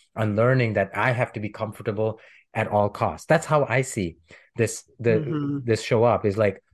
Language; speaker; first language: English; non-native, local second language; Gujarati